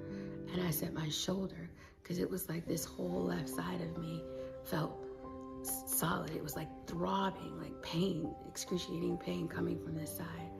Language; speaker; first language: English; native; English